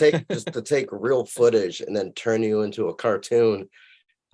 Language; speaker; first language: English; native; English